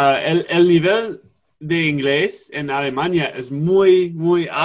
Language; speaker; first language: Spanish; non-native, learner; English